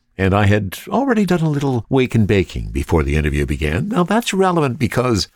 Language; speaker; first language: English; native; English